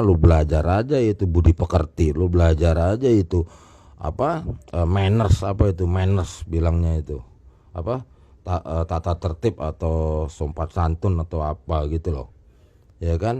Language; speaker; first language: Indonesian; native; Indonesian